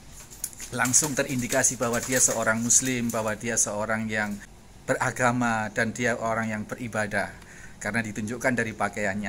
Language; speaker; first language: Indonesian; native; Indonesian